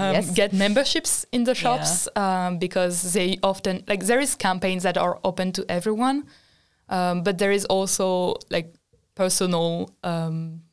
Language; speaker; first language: English; non-native, fluent; French